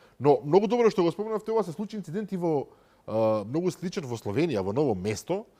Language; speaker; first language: Macedonian; native; Macedonian